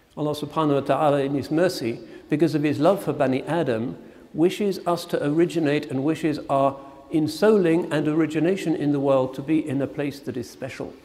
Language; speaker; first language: English; native; English